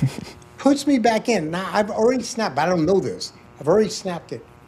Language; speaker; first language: English; native; English